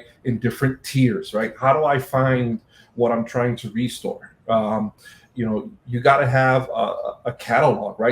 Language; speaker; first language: English; native; English